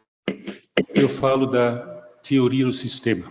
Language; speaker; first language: Portuguese; non-native, fluent; German